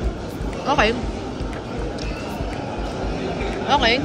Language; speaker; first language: English; non-native, local second language; Filipino